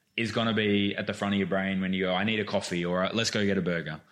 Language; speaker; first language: English; native; English